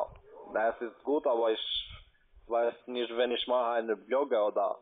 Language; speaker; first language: German; non-native, learner; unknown